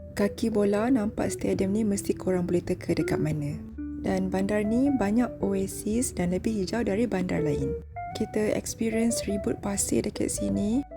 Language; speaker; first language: Malay; native; Malay